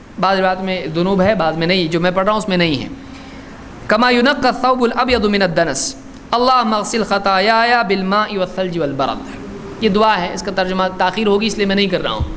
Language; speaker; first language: Urdu; native; Urdu